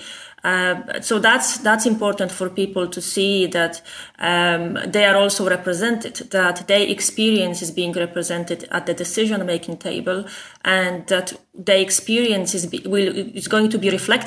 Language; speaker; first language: English; non-native, fluent; Polish